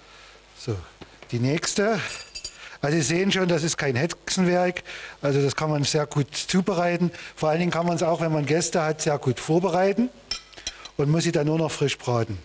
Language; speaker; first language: German; native; German